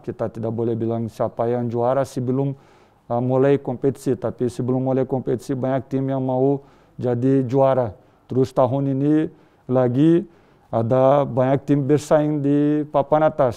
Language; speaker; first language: Indonesian; non-native, learner; Portuguese